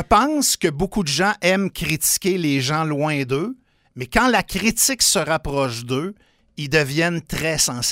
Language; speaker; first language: French; native; French